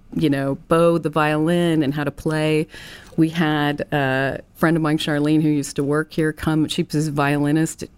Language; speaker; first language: English; native; English